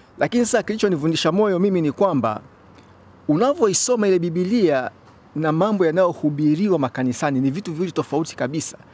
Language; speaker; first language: Swahili; native; Swahili